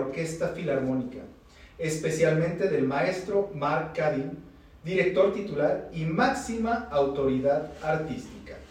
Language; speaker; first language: Spanish; native; Spanish